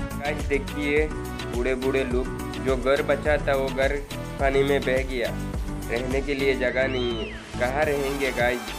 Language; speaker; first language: Hindi; non-native, local second language; Bangla